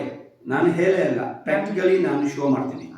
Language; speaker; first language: Kannada; non-native, learner; Tibetan